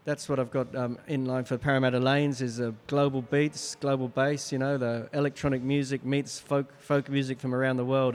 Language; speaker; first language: English; native; English